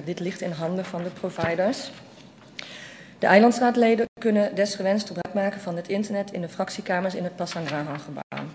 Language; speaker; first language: Dutch; native; Dutch